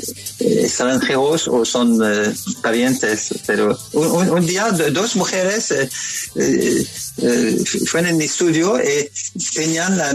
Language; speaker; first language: Spanish; non-native, learner; French